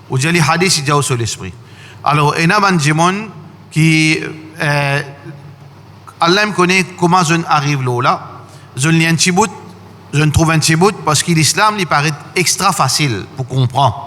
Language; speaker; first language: French; non-native, learner; Morisyen